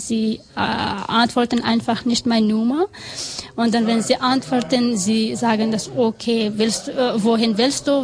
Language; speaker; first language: German; non-native, learner; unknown